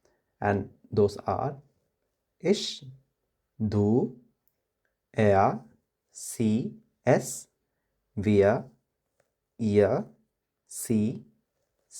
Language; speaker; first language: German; non-native, fluent; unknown